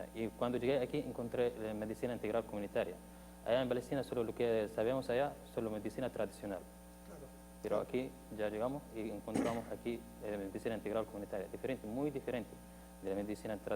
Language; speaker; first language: Spanish; non-native, fluent; Arabic